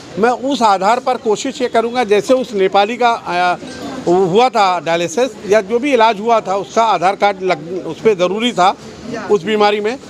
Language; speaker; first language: Hindi; native; Hindi